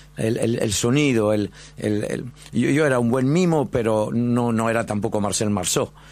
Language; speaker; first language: Spanish; non-native, fluent; French